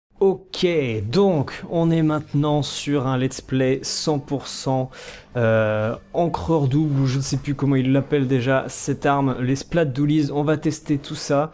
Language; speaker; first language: French; native; French